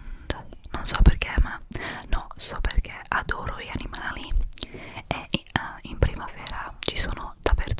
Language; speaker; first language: Italian; non-native, fluent; English